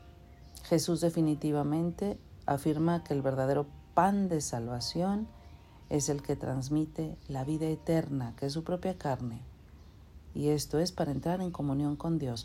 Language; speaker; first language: Spanish; native; Spanish